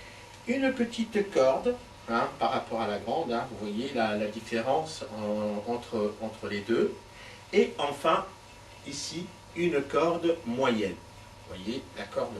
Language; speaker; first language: French; native; French